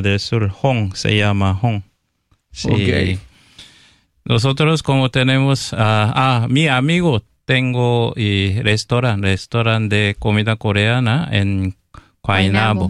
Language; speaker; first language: Spanish; non-native, learner; Korean